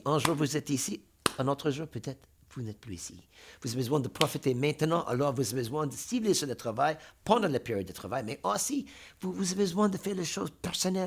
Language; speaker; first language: French; non-native, fluent; English